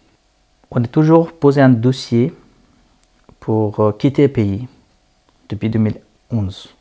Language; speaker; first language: French; non-native, learner; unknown